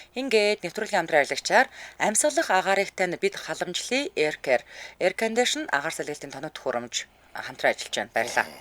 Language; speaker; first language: Mongolian; native; Mongolian